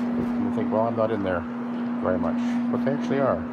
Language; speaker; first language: English; native; English